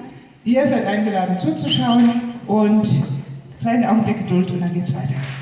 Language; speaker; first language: German; native; German